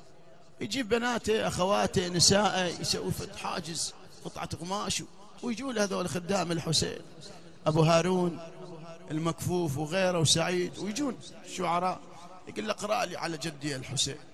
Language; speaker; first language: Arabic; native; Arabic